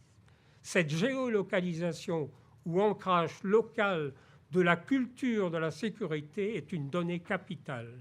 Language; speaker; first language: French; native; French